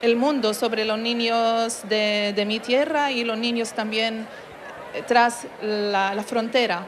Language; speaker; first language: Spanish; non-native, learner; Arabic